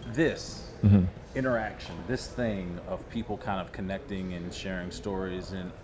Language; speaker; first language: English; native; English